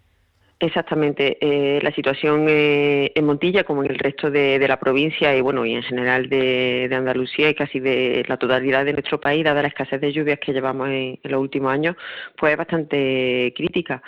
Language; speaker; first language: Spanish; native; Spanish